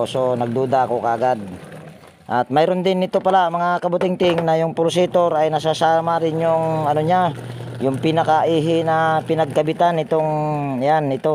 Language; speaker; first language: Filipino; native; Filipino